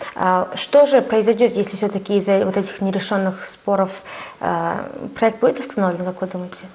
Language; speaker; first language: Russian; non-native, fluent; Mongolian